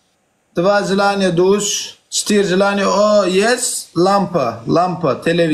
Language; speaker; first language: Russian; non-native, learner; Turkmen